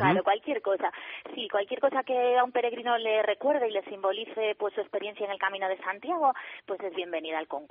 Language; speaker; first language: Spanish; native; Spanish